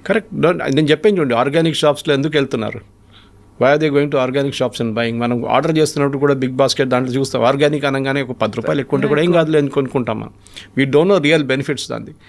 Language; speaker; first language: Telugu; non-native, local second language; Malayalam